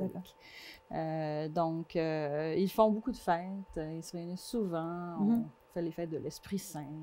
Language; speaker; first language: French; non-native, fluent; Portuguese